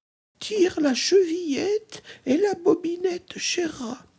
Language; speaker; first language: French; native; French